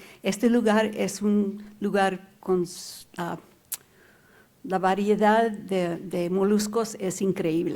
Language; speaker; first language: Spanish; non-native, local second language; English